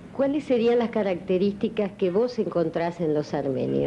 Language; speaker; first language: Spanish; native; Spanish